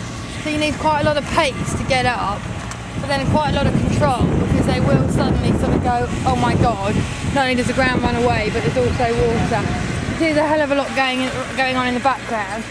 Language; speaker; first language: English; native; English